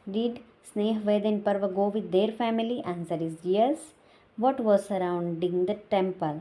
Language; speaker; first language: English; non-native, local second language; Gujarati